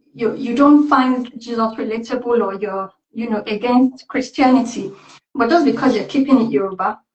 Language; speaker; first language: English; non-native, local second language; Yoruba